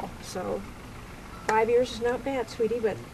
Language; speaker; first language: English; native; English